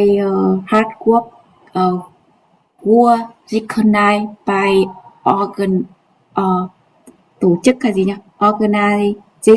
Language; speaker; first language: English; non-native, learner; Vietnamese